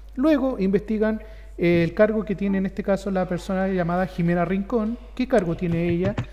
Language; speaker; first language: Spanish; native; Spanish